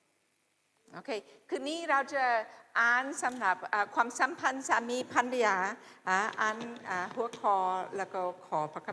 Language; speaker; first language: Thai; non-native, fluent; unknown